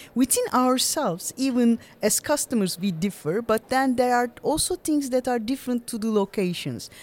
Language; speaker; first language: English; non-native, fluent; Turkish